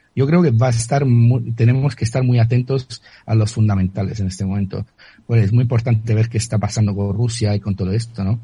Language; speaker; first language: Spanish; non-native, fluent; Italian